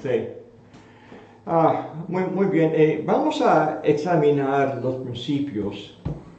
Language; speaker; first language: Spanish; non-native, fluent; English